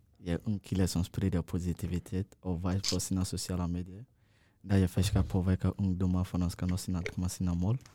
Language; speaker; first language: Swedish; non-native, fluent; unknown